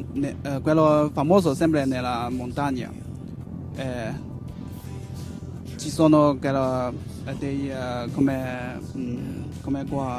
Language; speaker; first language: Italian; non-native, learner; Chinese